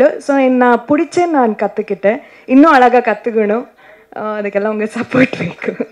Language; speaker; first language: Tamil; non-native, learner; Kannada